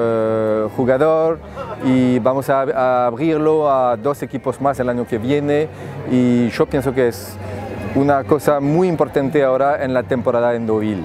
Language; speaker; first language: Spanish; non-native, fluent; French